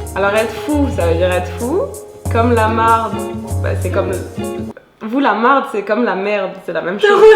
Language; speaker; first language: French; non-native, local second language; Arabic